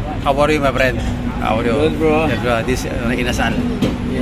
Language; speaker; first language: English; non-native, local second language; Filipino